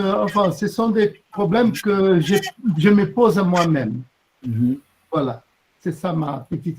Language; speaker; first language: French; non-native, fluent; Portuguese